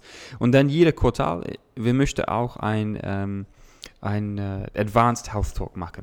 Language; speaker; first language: German; non-native, learner; English